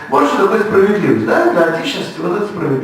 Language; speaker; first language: Russian; native; Russian